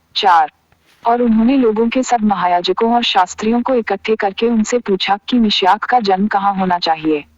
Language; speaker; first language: Hindi; native; Hindi